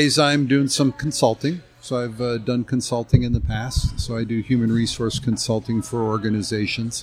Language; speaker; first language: English; native; English